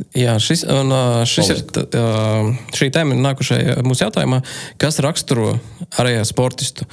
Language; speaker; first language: Latvian; non-native, local second language; Russian